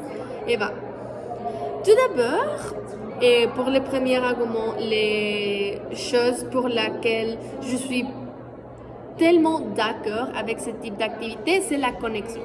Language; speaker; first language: French; non-native, fluent; Spanish